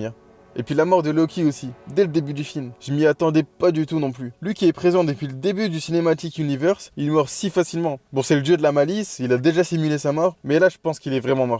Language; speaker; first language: French; native; French